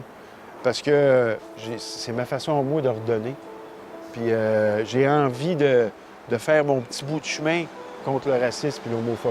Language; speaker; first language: French; native; French